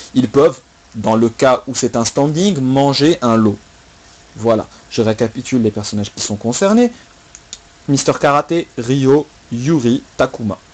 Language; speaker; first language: French; native; French